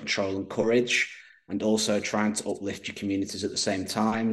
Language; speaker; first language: English; native; English